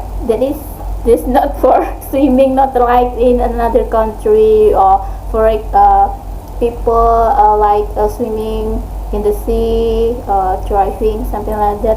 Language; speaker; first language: English; non-native, learner; Indonesian